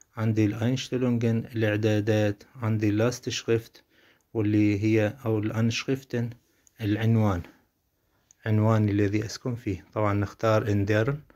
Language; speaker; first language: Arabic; native; Arabic